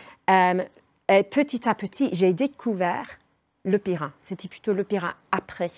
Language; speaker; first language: French; non-native, fluent; English